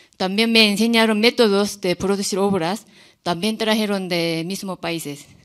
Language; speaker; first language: Spanish; non-native, learner; Korean